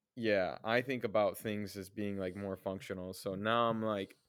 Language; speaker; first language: English; native; English